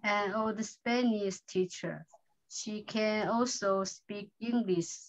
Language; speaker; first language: English; non-native, learner; Chinese